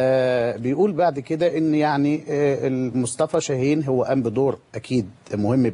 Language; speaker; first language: Arabic; native; Arabic